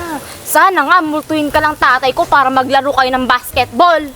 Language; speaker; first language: Filipino; native; Filipino